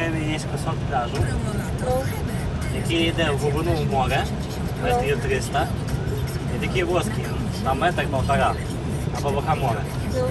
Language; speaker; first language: Polish; non-native, learner; Ukrainian